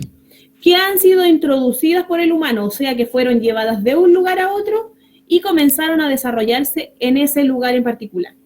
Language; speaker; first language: Spanish; native; Spanish